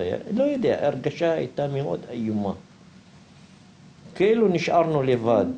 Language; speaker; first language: Hebrew; non-native, fluent; Arabic